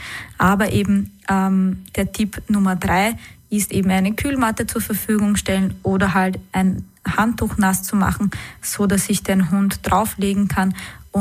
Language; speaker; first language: German; native; German